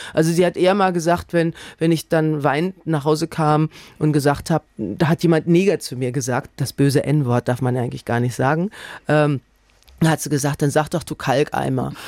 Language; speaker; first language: German; native; German